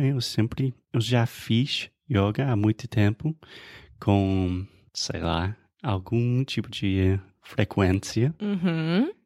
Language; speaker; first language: Portuguese; non-native, fluent; English